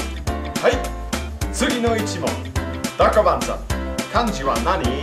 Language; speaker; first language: Japanese; non-native, learner; English